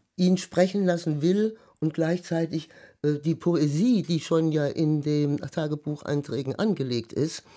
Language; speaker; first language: German; native; German